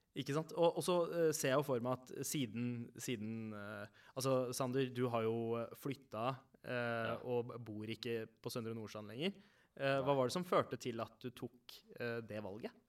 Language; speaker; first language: Norwegian; native; Norwegian